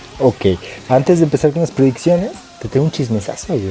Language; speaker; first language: Spanish; native; Spanish